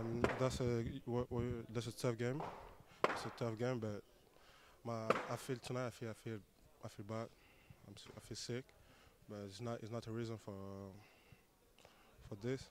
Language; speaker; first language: English; non-native, learner; French